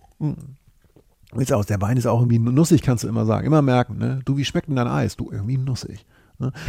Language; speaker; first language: German; native; German